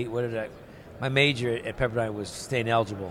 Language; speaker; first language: English; native; English